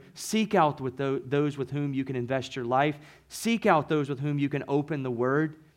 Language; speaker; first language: English; native; English